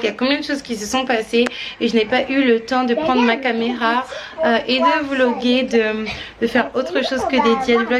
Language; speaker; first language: French; native; French